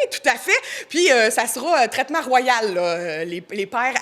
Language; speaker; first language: French; native; French